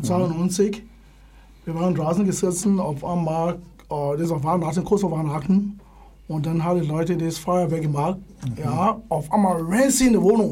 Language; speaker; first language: German; non-native, learner; English